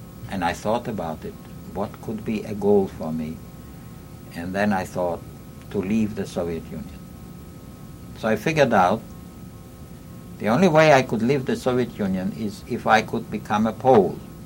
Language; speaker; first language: English; non-native, fluent; Yiddish